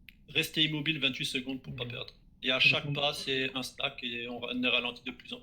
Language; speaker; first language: French; native; French